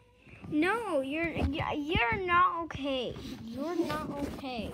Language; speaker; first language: English; native; English